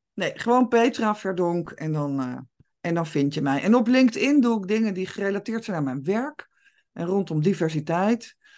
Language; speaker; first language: Dutch; native; Dutch